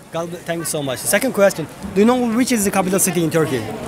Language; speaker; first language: English; non-native, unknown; Turkish